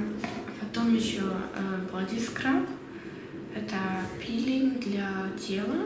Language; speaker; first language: Russian; early bilingual, heritage; Russian